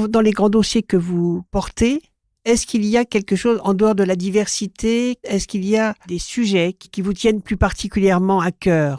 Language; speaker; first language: French; native; French